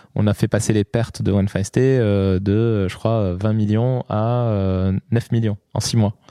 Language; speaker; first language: French; non-native, local second language; Arabic